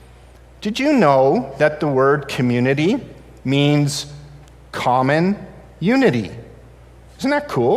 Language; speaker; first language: English; native; English